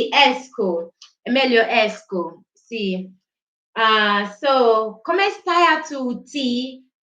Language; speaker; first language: Italian; non-native, learner; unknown